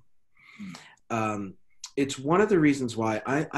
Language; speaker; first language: English; native; English